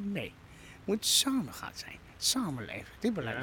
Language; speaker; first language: Dutch; non-native, learner; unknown